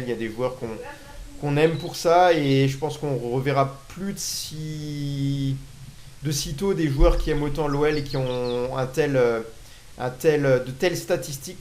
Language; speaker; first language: French; native; French